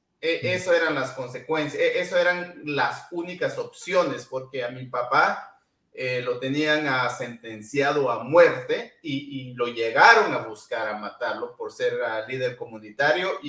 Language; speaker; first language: Spanish; non-native, local second language; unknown